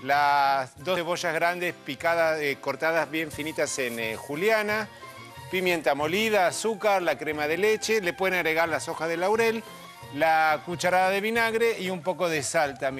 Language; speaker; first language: Spanish; native; Spanish